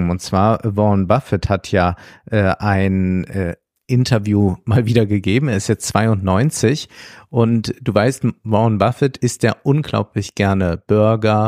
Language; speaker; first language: German; native; German